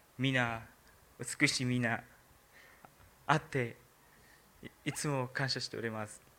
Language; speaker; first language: Japanese; non-native, learner; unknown